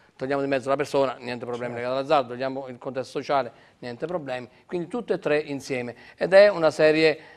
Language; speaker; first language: Italian; native; Italian